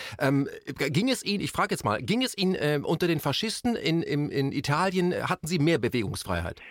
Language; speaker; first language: German; native; German